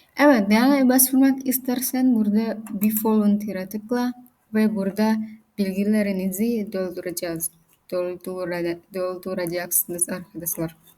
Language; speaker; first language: Turkish; non-native, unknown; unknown